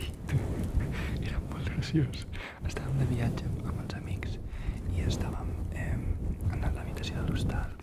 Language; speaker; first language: Spanish; non-native, local second language; Catalan